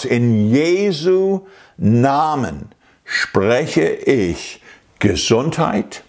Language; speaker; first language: German; non-native, fluent; English